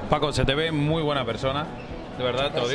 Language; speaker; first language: Spanish; native; Spanish